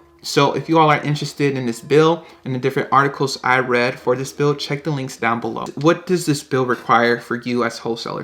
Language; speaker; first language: English; native; English